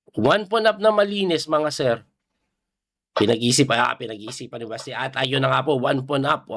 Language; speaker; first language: Filipino; native; Filipino